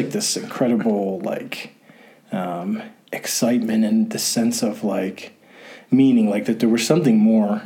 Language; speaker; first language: English; native; English